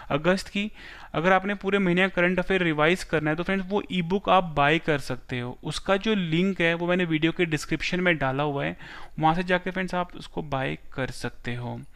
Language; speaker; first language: Hindi; non-native, local second language; Gujarati